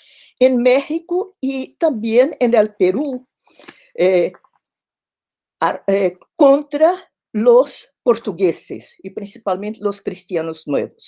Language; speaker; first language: Spanish; non-native, fluent; Portuguese